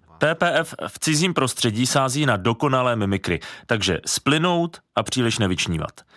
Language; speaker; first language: Czech; native; Czech